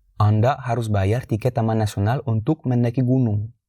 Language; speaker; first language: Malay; non-native, fluent; French